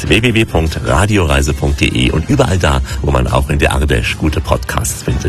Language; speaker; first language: German; native; German